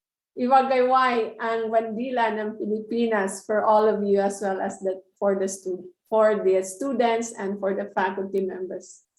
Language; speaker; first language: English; non-native, local second language; Filipino